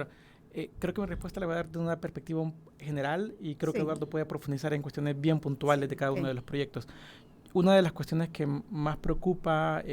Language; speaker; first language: Spanish; native; Spanish